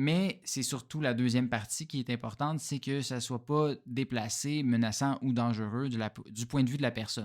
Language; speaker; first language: French; native; French